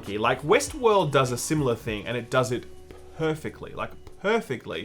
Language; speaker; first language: English; native; English